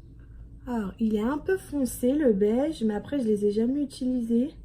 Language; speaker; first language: French; native; French